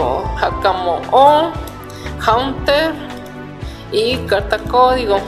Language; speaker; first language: Spanish; native; Spanish